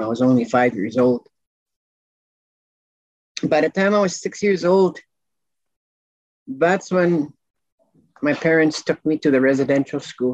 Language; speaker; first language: English; non-native, local second language; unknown